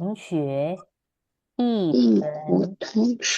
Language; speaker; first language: Chinese; non-native, fluent; Indonesian